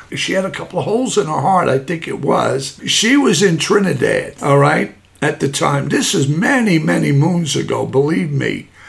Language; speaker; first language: English; native; English